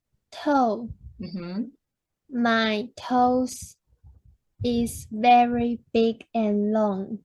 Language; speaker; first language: English; non-native, learner; Chinese